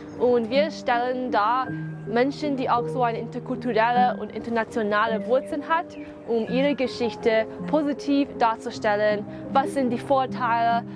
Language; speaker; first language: German; non-native, fluent; Chinese